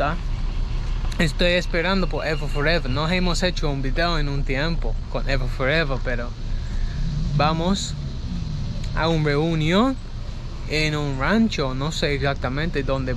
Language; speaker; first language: Spanish; non-native, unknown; English